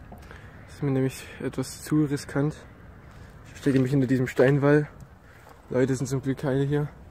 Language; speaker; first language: German; native; German